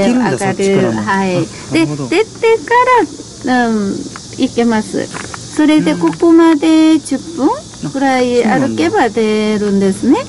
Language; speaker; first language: Japanese; non-native, fluent; Korean